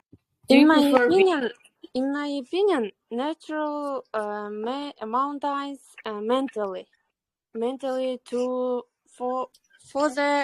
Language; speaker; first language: English; non-native, learner; Kyrgyz